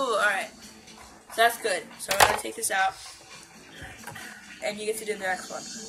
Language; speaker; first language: English; native; English